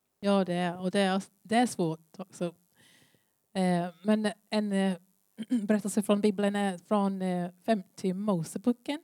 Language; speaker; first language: Swedish; non-native, learner; English